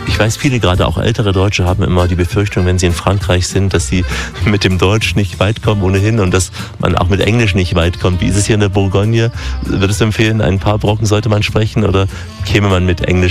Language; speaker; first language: German; native; German